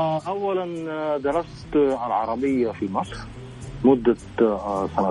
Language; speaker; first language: Arabic; non-native, fluent; Japanese